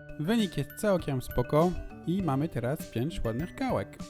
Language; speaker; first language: Polish; non-native, learner; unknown